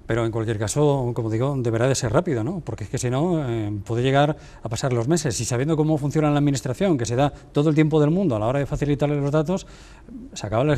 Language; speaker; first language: Spanish; native; Spanish